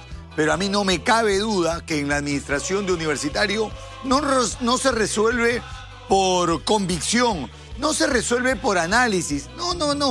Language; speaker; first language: Spanish; native; Spanish